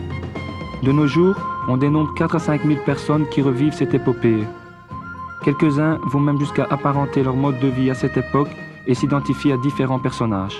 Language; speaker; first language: French; native; French